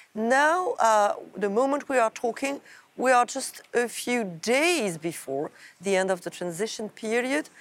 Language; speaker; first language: English; non-native, fluent; French